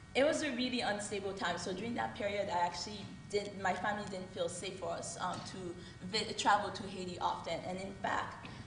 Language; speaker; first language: English; early bilingual, other home language; Haitian Creole